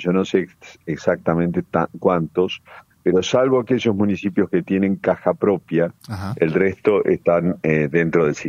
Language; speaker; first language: Spanish; native; Spanish